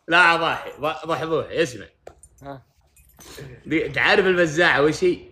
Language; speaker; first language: Arabic; native; Arabic